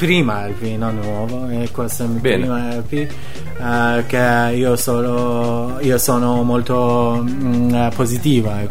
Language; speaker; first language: Italian; non-native, learner; Persian